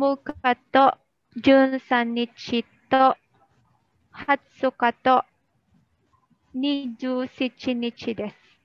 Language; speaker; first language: Japanese; non-native, learner; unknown